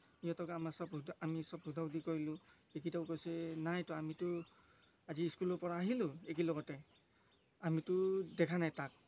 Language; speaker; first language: Assamese; non-native, local second language; Nepali